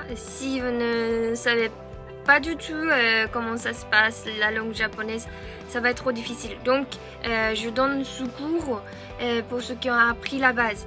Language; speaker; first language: French; non-native, fluent; Japanese